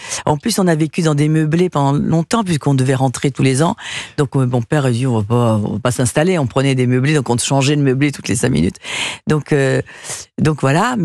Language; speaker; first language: French; early bilingual, other home language; Portuguese